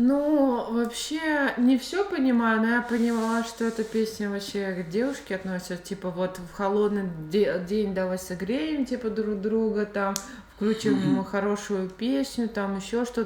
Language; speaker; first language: Russian; native; Russian